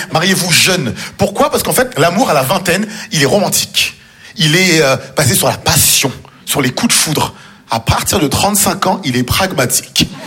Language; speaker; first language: French; native; French